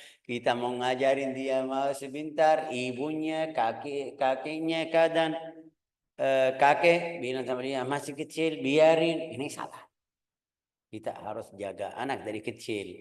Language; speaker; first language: Indonesian; non-native, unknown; Arabic